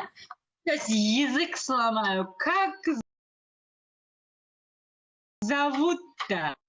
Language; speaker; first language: Russian; non-native, learner; Uzbek